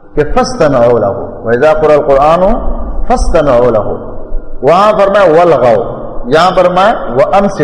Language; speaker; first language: Urdu; non-native, local second language; Pashto